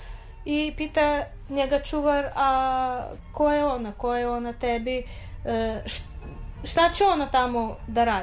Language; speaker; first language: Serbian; non-native, fluent; Russian